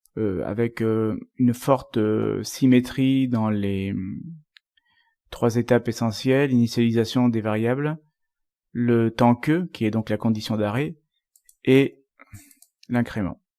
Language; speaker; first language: French; native; French